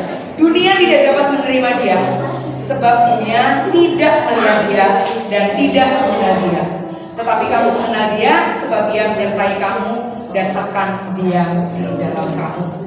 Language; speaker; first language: Indonesian; native; Indonesian